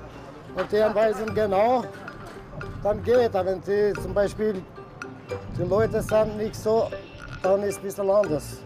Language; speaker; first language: German; non-native, learner; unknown